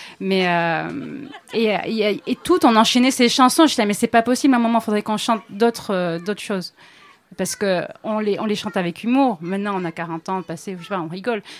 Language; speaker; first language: French; native; French